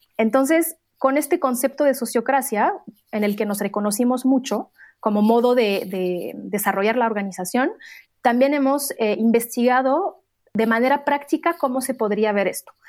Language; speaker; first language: Spanish; non-native, fluent; Arabic